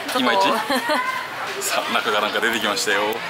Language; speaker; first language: Japanese; native; Japanese